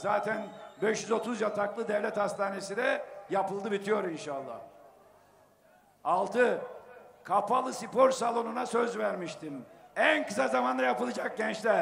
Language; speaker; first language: Turkish; native; Turkish